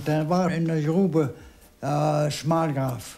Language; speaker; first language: Dutch; non-native, local second language; German